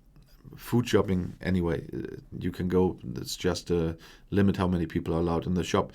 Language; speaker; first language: English; non-native, fluent; German